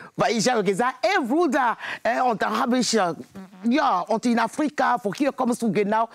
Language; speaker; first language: German; non-native, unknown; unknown